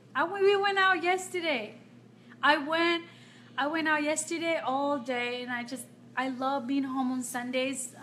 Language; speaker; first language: English; non-native, fluent; Spanish